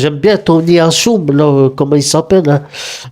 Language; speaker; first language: French; native; French